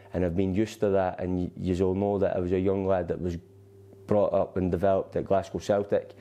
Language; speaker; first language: English; native; English